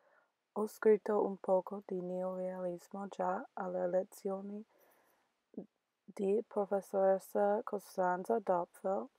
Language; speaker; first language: Italian; non-native, learner; English